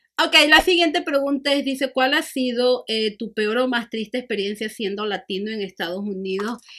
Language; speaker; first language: Spanish; native; Spanish